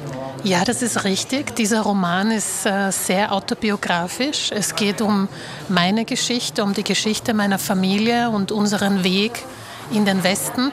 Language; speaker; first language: German; early bilingual, other home language; Slovak